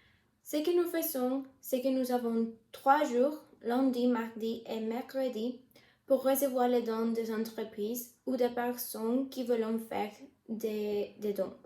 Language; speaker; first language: French; non-native, learner; Spanish